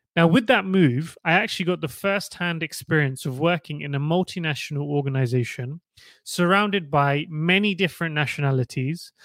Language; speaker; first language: English; native; English